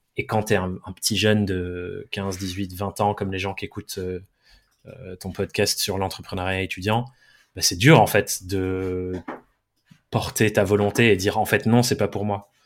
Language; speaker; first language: French; early bilingual, other home language; English